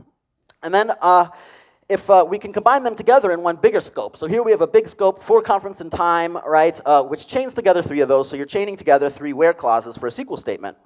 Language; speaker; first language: English; native; English